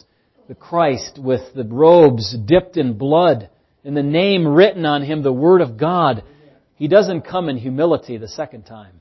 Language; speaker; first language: English; native; English